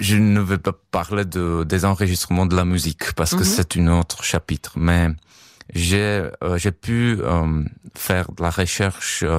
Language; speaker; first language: French; non-native, fluent; Czech